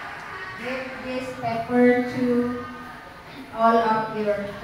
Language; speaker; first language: English; non-native, learner; Indonesian